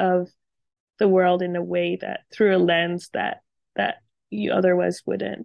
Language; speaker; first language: English; non-native, fluent; French